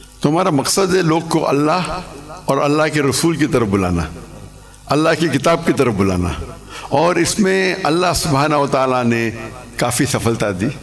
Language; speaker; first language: Urdu; non-native, local second language; English